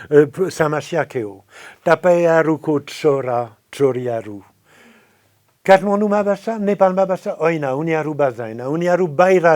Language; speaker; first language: Nepali; non-native, fluent; French